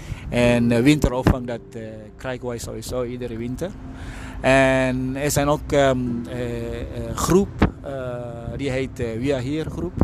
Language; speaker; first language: Dutch; non-native, fluent; Indonesian